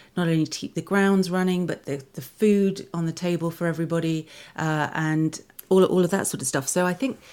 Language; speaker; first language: English; native; English